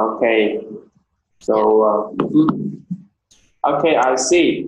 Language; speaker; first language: English; non-native, learner; Vietnamese